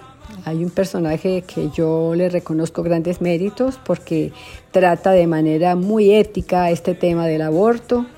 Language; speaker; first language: Spanish; native; Spanish